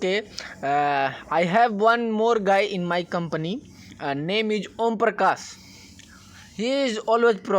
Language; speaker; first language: English; non-native, learner; Hindi